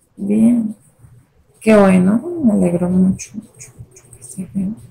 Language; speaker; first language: Spanish; native; Spanish